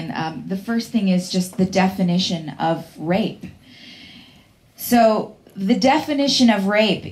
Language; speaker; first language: English; native; English